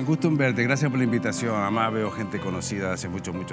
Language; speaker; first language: Spanish; native; Spanish